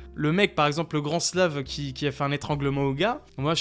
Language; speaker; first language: French; native; French